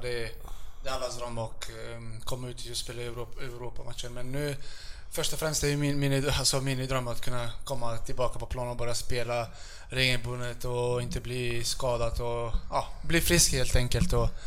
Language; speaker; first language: Swedish; native; Swedish